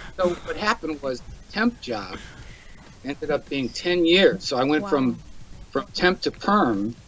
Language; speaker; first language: English; native; English